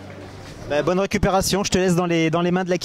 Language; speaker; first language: French; native; French